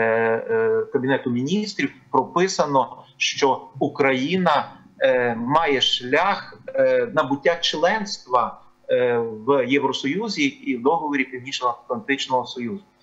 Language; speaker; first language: Ukrainian; native; Ukrainian